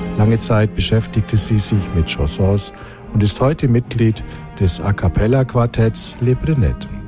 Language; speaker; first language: German; native; German